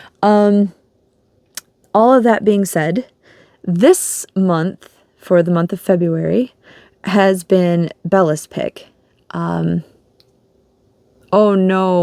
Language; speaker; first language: English; native; English